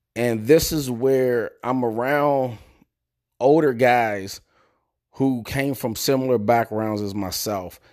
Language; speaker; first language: English; native; English